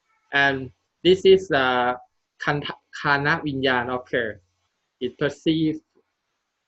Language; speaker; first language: English; non-native, learner; Thai